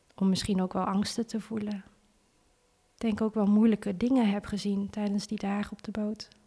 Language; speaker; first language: Dutch; early bilingual, other home language; Vietnamese